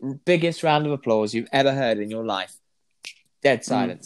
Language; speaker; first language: English; native; English